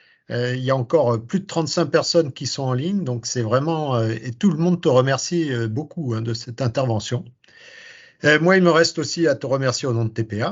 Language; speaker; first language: French; native; French